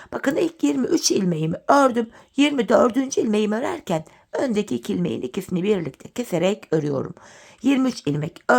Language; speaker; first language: Turkish; native; Turkish